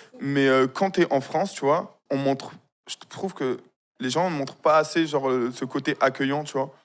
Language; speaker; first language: French; early bilingual, other home language; Arabic